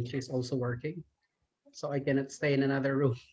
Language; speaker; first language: English; non-native, fluent; Thai